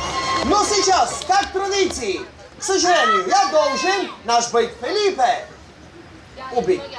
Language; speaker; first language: Russian; non-native, learner; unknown